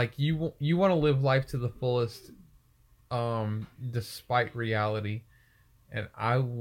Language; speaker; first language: English; native; English